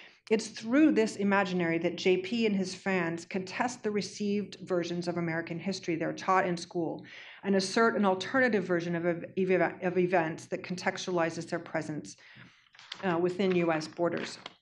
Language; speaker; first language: English; native; English